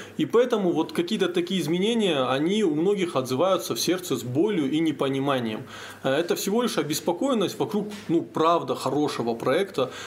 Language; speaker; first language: Russian; native; Russian